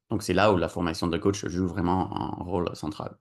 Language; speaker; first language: French; non-native, fluent; English